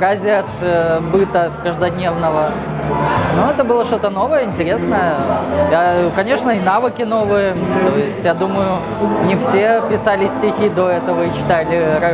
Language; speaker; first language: Russian; native; Russian